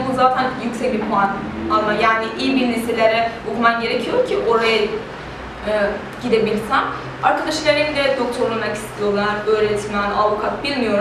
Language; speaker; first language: Turkish; early bilingual, other home language; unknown